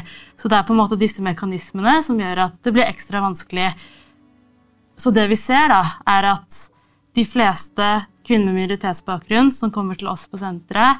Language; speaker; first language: Norwegian; native; Norwegian